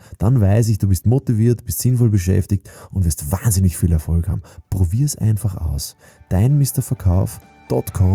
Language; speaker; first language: German; native; German